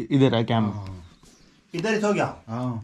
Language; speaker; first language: Hindi; non-native, local second language; Malayalam